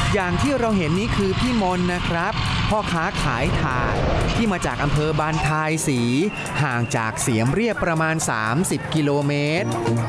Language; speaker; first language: Thai; native; Thai